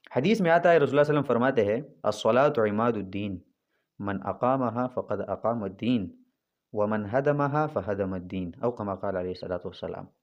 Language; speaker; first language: Urdu; non-native, local second language; Pashto